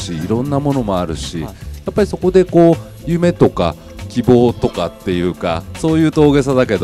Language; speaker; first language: Japanese; native; Japanese